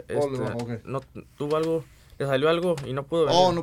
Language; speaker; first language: Spanish; early bilingual, heritage; Spanish